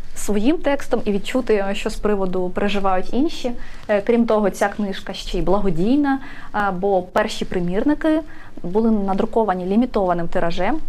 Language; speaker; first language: Ukrainian; native; Ukrainian